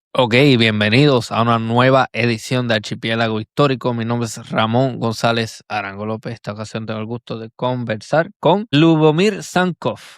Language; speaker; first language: Spanish; native; Spanish